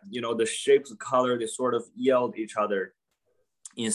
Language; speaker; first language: English; non-native, fluent; Chinese